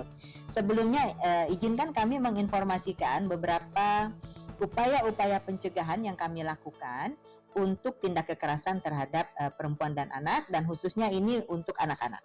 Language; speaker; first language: Indonesian; native; Indonesian